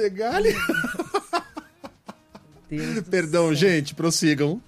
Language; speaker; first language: Portuguese; native; Portuguese